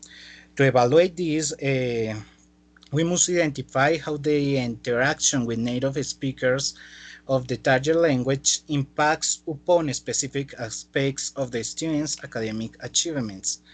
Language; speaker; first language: English; non-native, fluent; Spanish